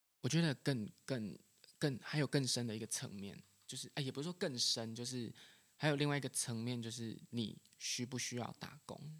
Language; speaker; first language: Chinese; native; Chinese